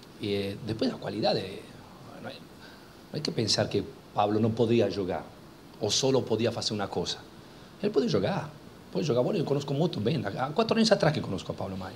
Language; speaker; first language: Portuguese; non-native, fluent; Spanish